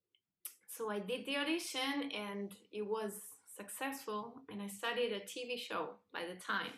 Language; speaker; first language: English; non-native, fluent; Spanish